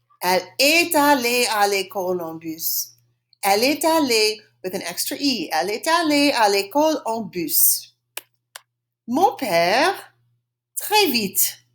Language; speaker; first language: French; non-native, fluent; English